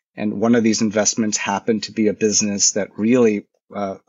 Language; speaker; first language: English; early bilingual, other home language; Korean